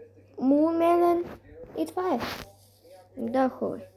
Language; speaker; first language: Bulgarian; early bilingual, heritage; Bulgarian